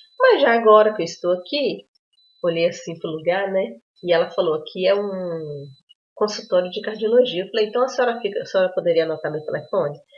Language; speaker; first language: Portuguese; native; Portuguese